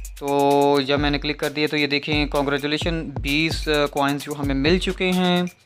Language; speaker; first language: Urdu; non-native, local second language; Punjabi